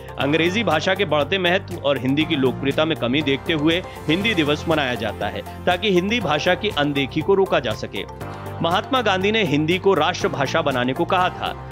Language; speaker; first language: Hindi; native; Hindi